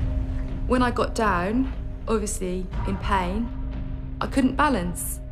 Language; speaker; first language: English; native; English